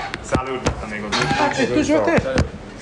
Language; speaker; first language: Spanish; non-native, learner; English